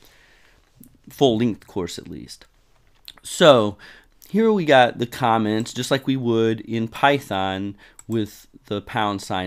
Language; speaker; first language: English; native; English